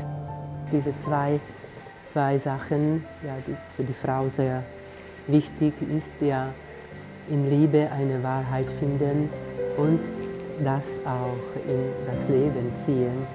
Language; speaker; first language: German; non-native, fluent; Slovak